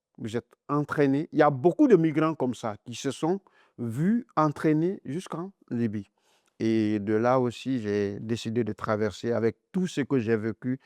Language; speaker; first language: French; non-native, local second language; Mandingo